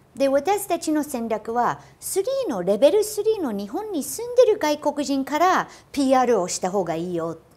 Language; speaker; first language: Japanese; non-native, fluent; English